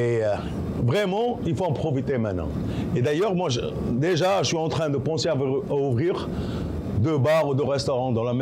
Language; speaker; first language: French; non-native, local second language; Arabic